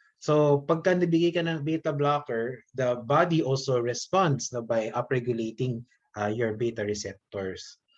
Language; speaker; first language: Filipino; native; Filipino